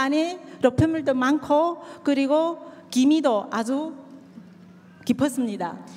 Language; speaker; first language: Korean; native; Korean